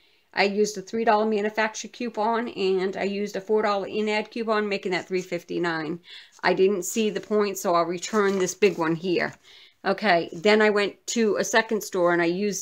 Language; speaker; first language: English; native; English